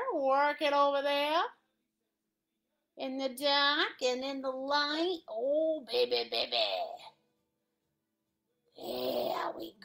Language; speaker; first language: English; native; English